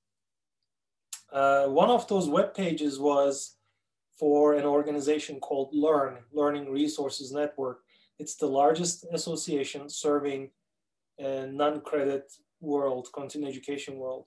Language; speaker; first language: English; non-native, fluent; Turkish